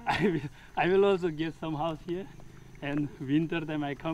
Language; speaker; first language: English; non-native, learner; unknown